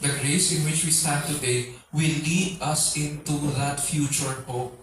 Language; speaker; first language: English; non-native, local second language; Filipino